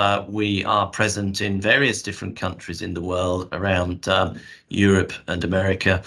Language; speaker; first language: English; native; English